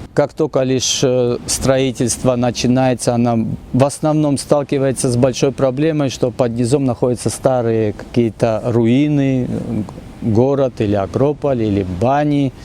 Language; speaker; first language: Russian; native; Russian